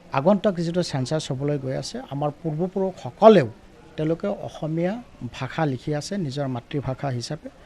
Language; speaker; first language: Assamese; native; Assamese